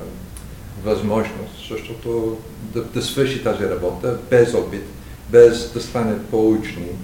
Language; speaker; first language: Bulgarian; non-native, learner; English